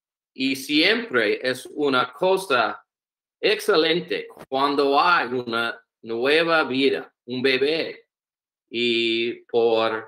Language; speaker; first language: Spanish; non-native, learner; English